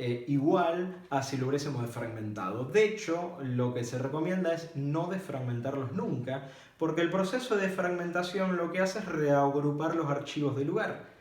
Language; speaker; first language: Spanish; native; Spanish